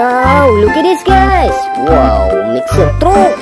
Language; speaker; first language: English; non-native, learner; Indonesian